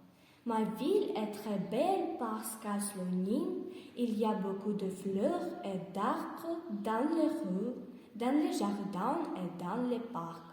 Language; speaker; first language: French; non-native, learner; Russian